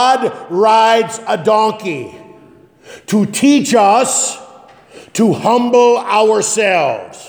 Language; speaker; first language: English; native; English